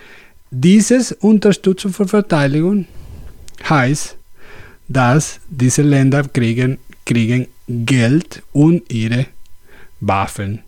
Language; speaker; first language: German; non-native, learner; Spanish